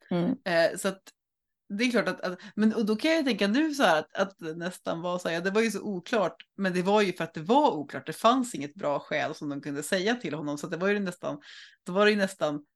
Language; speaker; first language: Swedish; native; Swedish